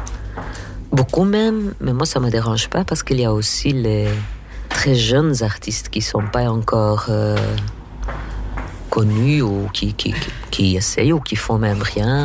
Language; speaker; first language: French; native; French